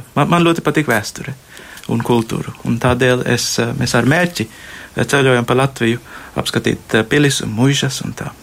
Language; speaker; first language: Latvian; non-native, fluent; Sinhala